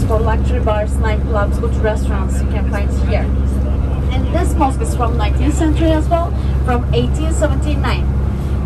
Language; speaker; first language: English; non-native, fluent; Turkish